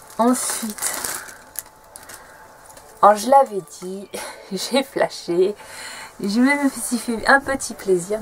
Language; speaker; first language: French; native; French